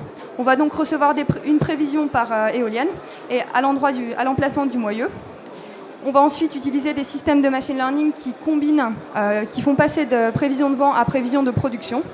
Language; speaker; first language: French; native; French